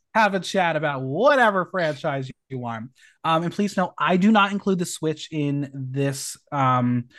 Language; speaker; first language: English; native; English